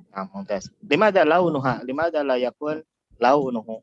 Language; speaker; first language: Arabic; non-native, learner; Indonesian